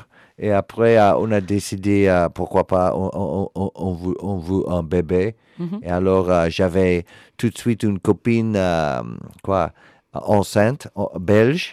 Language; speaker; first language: French; non-native, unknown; English